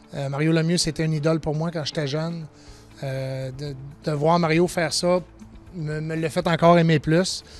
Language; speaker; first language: French; native; French